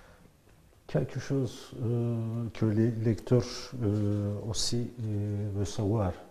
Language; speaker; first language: French; non-native, learner; Turkish